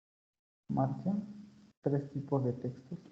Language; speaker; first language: Spanish; native; Spanish